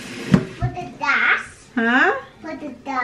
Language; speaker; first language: English; native; English